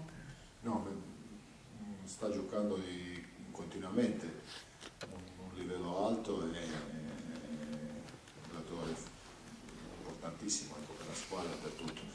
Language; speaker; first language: Italian; non-native, fluent; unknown